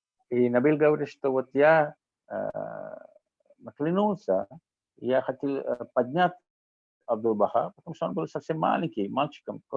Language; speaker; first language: Russian; non-native, fluent; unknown